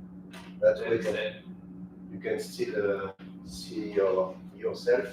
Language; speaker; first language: English; non-native, fluent; French